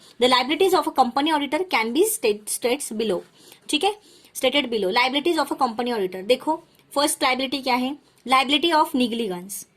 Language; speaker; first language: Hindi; non-native, local second language; Marathi